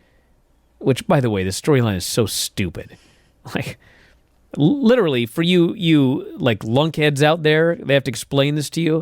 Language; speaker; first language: English; native; English